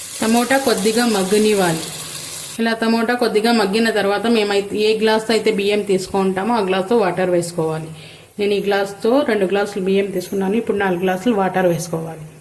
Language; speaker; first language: Telugu; non-native, local second language; Urdu